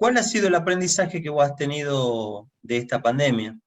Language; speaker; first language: Spanish; native; Spanish